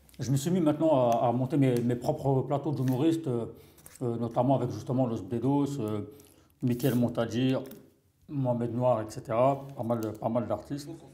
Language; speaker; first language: French; early bilingual, other home language; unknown